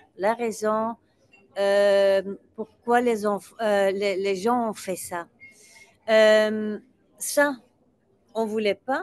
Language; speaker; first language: French; non-native, local second language; Dutch